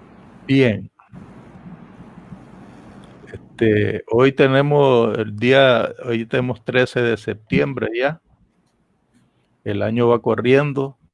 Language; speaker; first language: Spanish; native; Spanish